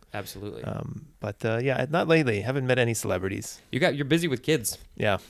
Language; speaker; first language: English; native; English